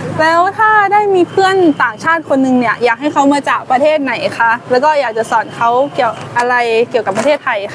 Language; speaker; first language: Thai; native; Thai